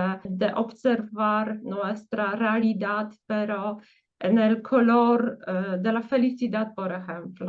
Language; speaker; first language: Spanish; non-native, fluent; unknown